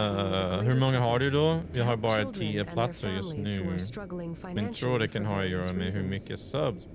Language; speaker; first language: Swedish; non-native, fluent; English